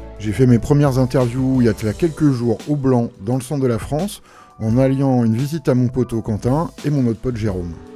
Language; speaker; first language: French; native; French